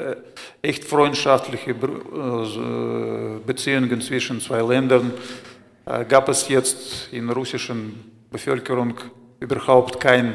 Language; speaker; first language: German; non-native, fluent; Russian